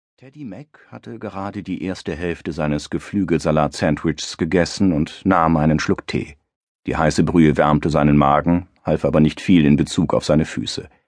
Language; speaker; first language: German; native; German